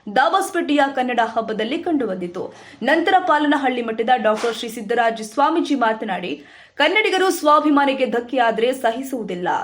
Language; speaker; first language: Kannada; native; Kannada